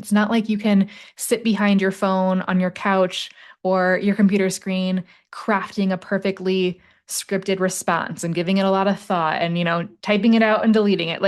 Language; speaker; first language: English; native; English